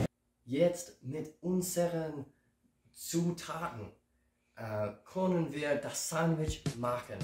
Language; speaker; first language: German; non-native, learner; English